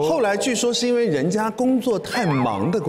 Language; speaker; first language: Chinese; native; Chinese